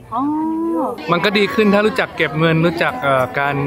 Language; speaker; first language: Thai; native; Thai